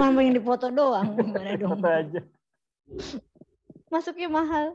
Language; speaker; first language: Indonesian; native; Indonesian